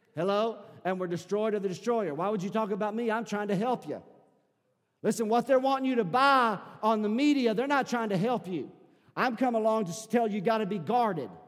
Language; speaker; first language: English; native; English